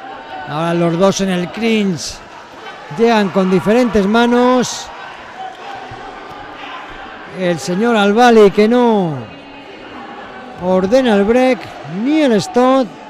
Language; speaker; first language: Spanish; native; Spanish